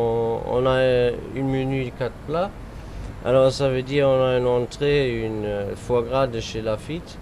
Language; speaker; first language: French; non-native, fluent; German